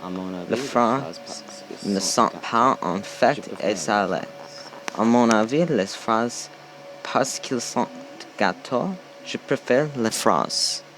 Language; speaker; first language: French; non-native, learner; English